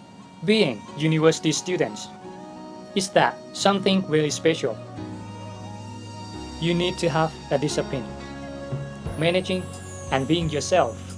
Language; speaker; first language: English; non-native, learner; Thai